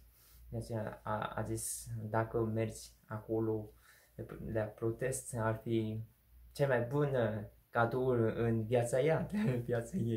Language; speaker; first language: Romanian; non-native, learner; Korean